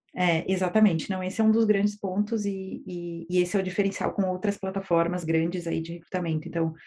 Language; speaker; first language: Portuguese; native; Portuguese